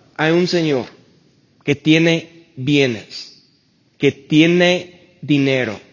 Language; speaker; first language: Spanish; non-native, fluent; English